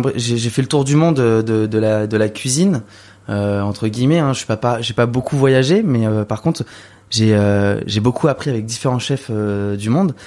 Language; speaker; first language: French; native; French